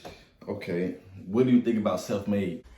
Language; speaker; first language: English; native; English